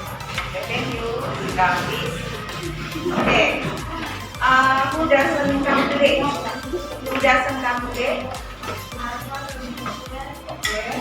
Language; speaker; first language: English; non-native, fluent; Indonesian